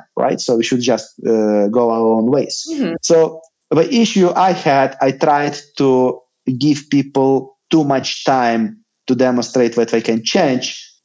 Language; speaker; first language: English; non-native, fluent; Lithuanian